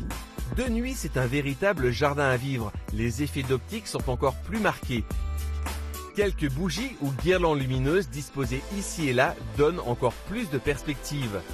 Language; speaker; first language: French; native; French